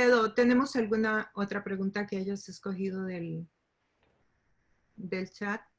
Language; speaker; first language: Spanish; native; Spanish